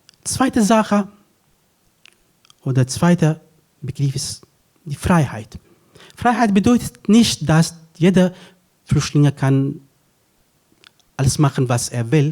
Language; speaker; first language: German; non-native, fluent; Kurdish